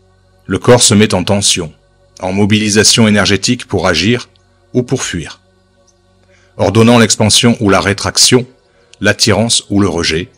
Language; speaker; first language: French; native; French